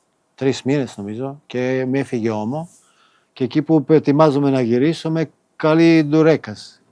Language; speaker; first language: Greek; non-native, fluent; Serbian